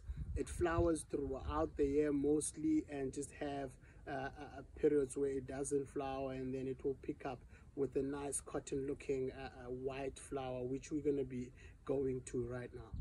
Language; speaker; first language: English; non-native, local second language; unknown